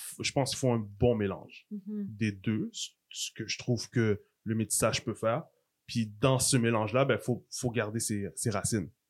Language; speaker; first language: French; native; French